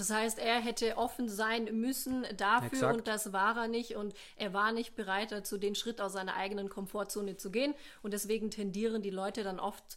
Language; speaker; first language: German; native; German